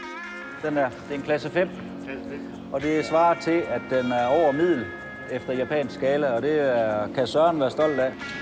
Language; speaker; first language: Danish; native; Danish